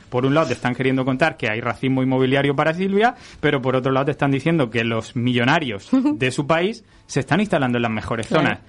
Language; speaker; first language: Spanish; native; Spanish